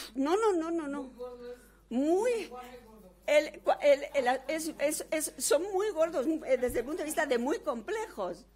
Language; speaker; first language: Spanish; native; Spanish